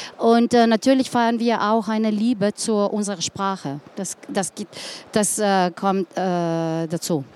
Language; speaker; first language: German; non-native, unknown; Slovenian